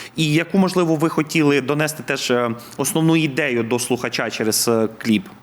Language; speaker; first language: Ukrainian; native; Ukrainian